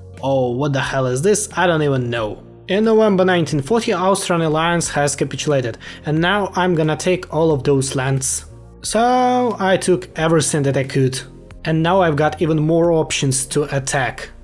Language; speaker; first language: English; non-native, fluent; Ukrainian